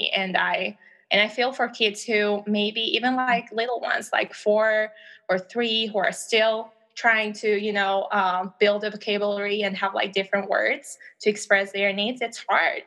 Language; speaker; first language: English; non-native, fluent; Albanian